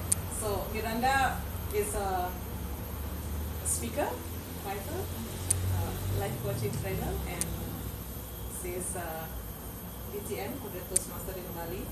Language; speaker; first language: English; non-native, learner; Indonesian